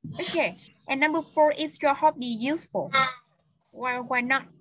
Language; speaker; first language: English; non-native, fluent; Vietnamese